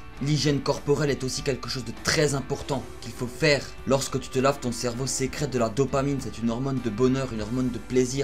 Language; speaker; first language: French; native; French